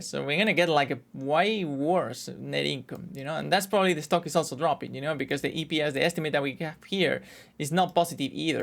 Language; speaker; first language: English; non-native, fluent; Spanish